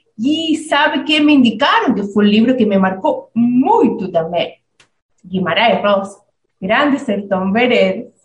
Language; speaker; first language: Portuguese; non-native, fluent; Spanish